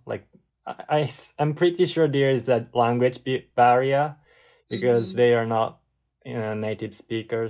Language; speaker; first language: English; non-native, learner; Japanese